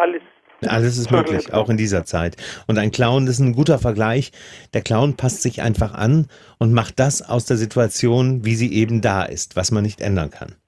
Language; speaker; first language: German; native; German